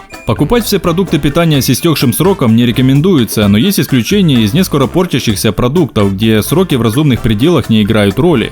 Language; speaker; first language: Russian; native; Russian